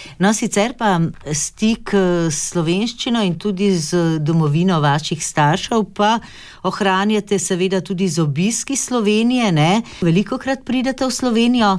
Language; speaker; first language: Slovenian; native; Slovenian